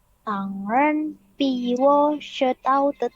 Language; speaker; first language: Chinese; non-native, learner; Indonesian